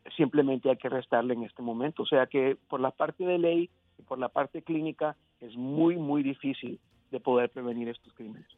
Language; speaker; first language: Spanish; early bilingual, heritage; Spanish